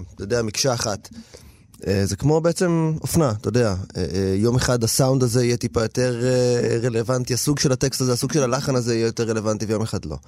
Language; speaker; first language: Hebrew; native; Hebrew